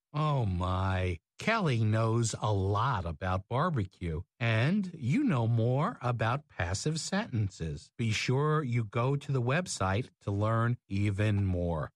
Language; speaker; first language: English; native; English